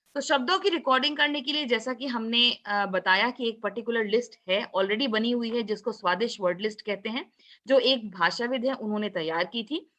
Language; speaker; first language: Hindi; non-native, local second language; Assamese